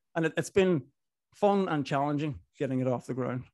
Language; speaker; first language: English; native; English